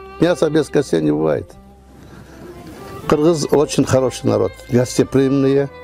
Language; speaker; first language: Russian; non-native, local second language; Turkish